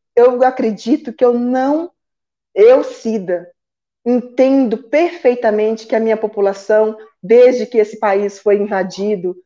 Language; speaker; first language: Portuguese; native; Portuguese